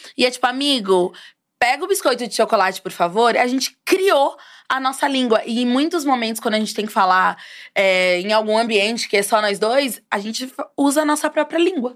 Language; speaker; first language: Portuguese; native; Portuguese